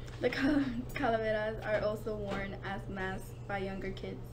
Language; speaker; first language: English; native; English